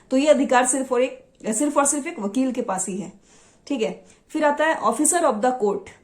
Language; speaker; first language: Hindi; non-native, local second language; Assamese